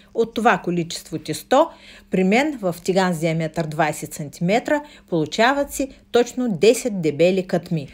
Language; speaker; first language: Bulgarian; non-native, fluent; Russian